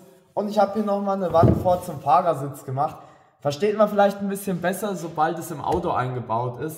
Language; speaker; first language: German; native; German